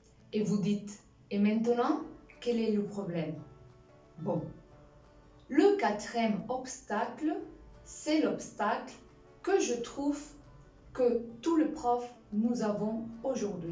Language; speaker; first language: French; non-native, fluent; Spanish